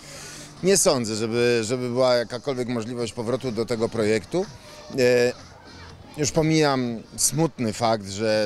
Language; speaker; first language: Polish; native; Polish